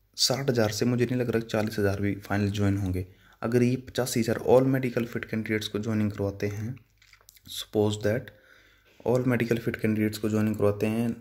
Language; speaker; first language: Hindi; native; Hindi